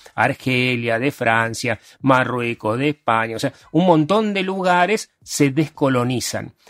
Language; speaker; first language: Spanish; early bilingual, other home language; Hungarian